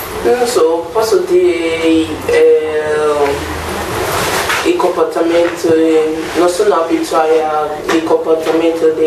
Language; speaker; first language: Italian; non-native, learner; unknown